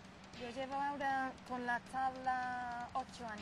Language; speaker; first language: Spanish; non-native, fluent; English